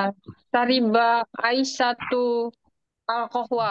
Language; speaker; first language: Arabic; non-native, learner; Indonesian